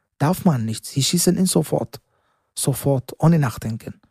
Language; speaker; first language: German; non-native, learner; Arabic